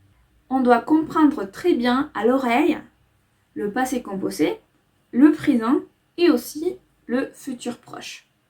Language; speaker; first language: French; non-native, fluent; Spanish